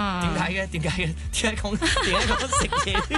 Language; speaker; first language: Cantonese; native; Cantonese